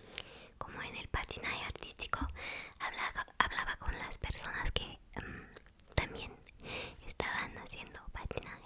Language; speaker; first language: Spanish; non-native, learner; Korean